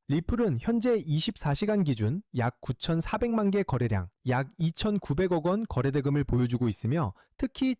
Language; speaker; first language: Korean; native; Korean